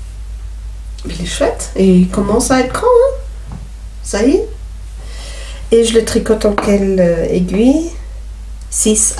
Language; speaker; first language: French; native; French